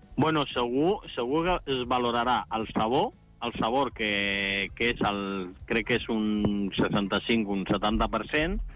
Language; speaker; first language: Catalan; non-native, fluent; Romanian